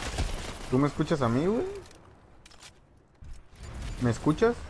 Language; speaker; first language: Spanish; native; Spanish